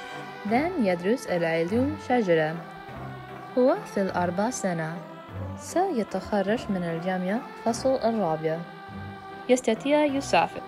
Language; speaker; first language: Arabic; non-native, learner; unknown